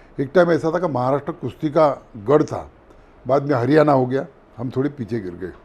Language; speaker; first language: Hindi; non-native, local second language; Marathi